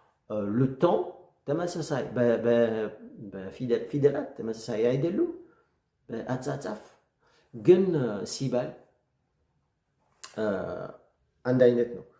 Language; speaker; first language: Amharic; non-native, learner; French